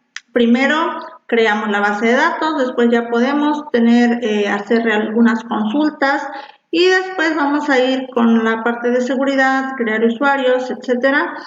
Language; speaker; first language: Spanish; native; Spanish